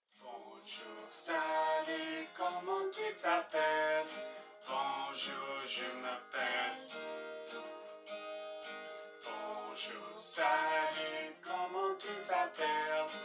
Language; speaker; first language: French; non-native, fluent; English